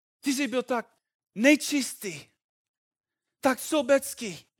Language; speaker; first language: Czech; non-native, fluent; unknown